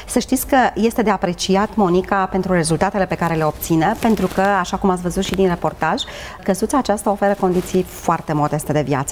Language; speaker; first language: Romanian; native; Romanian